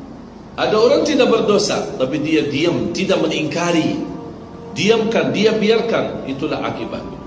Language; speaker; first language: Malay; non-native, fluent; Arabic